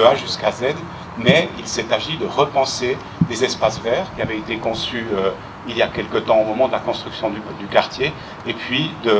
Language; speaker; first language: French; native; French